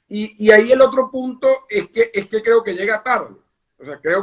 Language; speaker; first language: Spanish; native; Spanish